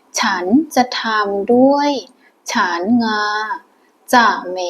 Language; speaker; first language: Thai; non-native, fluent; Burmese